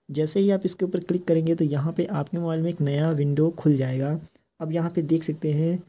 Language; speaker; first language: Hindi; native; Hindi